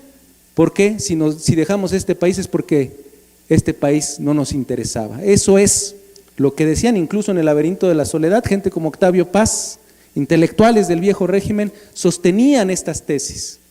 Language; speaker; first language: Spanish; native; Spanish